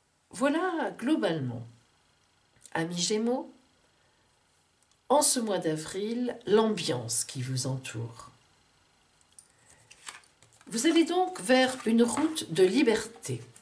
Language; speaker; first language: French; native; French